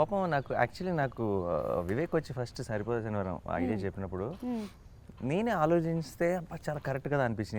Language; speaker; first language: Telugu; native; Telugu